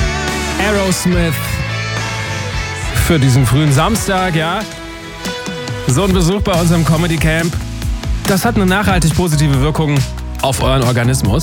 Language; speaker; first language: German; native; German